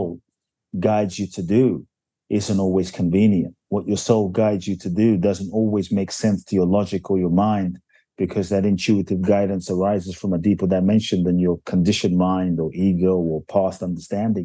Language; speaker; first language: English; native; English